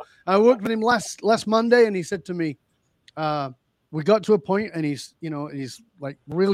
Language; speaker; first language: English; native; English